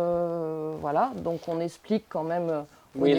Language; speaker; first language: French; native; French